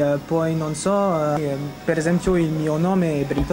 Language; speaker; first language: Italian; non-native, learner; French